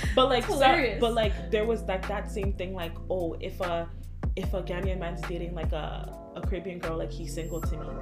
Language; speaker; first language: English; early bilingual, other home language; Akan